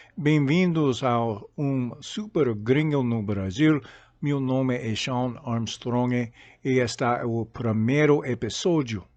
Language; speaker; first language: Portuguese; non-native, fluent; English